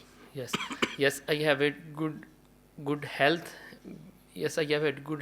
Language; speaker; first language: English; non-native, learner; Urdu